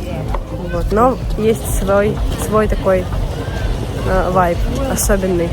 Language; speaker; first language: Russian; native; Russian